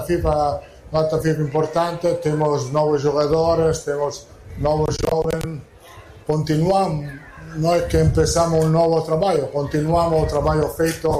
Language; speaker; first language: Portuguese; non-native, fluent; Italian